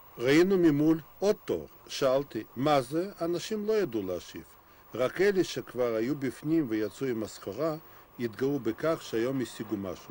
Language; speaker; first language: Hebrew; non-native, fluent; Russian